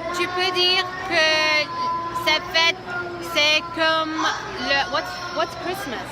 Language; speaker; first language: French; non-native, learner; English